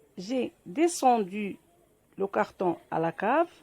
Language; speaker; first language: French; non-native, local second language; Arabic